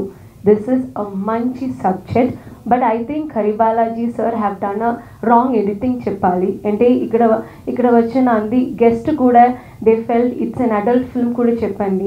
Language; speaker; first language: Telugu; non-native, learner; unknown